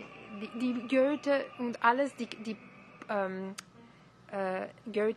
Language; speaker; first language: German; non-native, learner; French